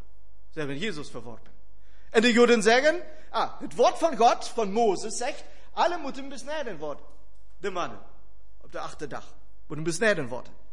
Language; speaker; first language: Dutch; non-native, fluent; German